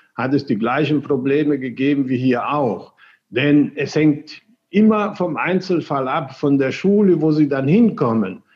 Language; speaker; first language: German; early bilingual, other home language; Spanish